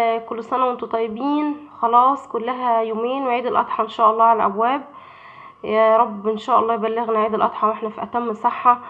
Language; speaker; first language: Arabic; native; Arabic